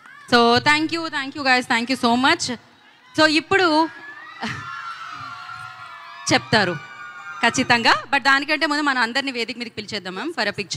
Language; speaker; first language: Telugu; native; Telugu